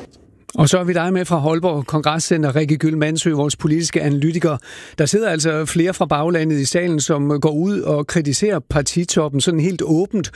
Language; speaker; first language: Danish; native; Danish